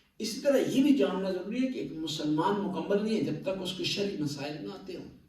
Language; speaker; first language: Urdu; non-native, local second language; Punjabi